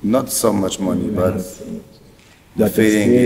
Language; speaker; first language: English; non-native, learner; French